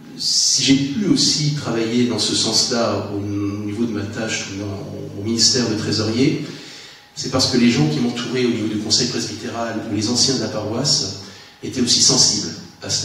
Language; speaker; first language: French; native; French